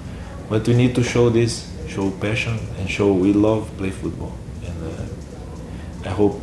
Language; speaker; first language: English; non-native, learner; Portuguese